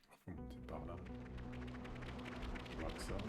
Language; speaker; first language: French; native; French